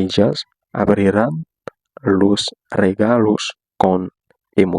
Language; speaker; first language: Spanish; non-native, fluent; Haitian Creole